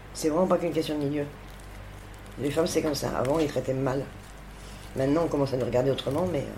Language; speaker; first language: French; native; French